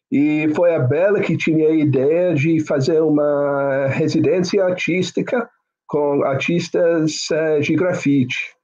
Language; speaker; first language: Portuguese; non-native, fluent; English